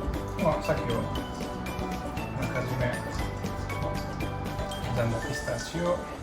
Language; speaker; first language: Japanese; non-native, fluent; Italian